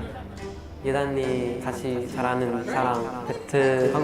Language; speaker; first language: Korean; non-native, learner; Chinese